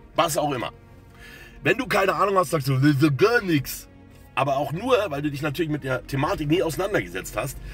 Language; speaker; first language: German; native; German